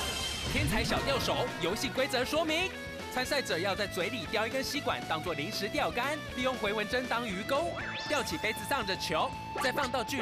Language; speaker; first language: Chinese; native; Chinese